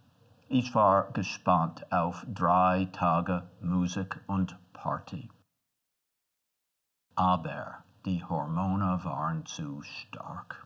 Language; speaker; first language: German; non-native, fluent; English